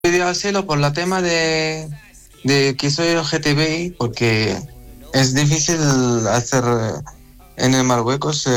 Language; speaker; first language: Spanish; non-native, learner; Arabic